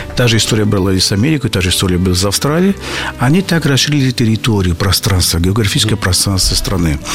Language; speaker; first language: Russian; non-native, fluent; Portuguese